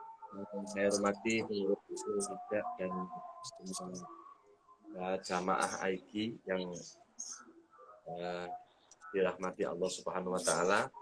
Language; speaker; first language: Indonesian; non-native, local second language; Javanese